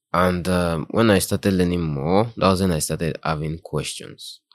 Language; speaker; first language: English; non-native, local second language; Yoruba